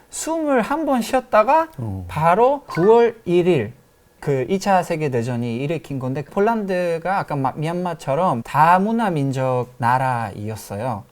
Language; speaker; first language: Korean; non-native, fluent; Polish